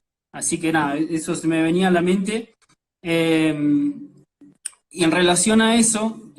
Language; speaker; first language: Spanish; native; Spanish